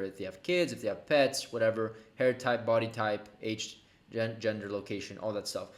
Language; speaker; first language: English; native; English